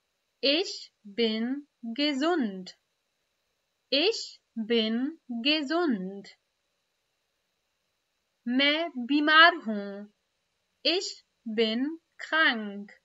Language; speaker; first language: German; non-native, fluent; Urdu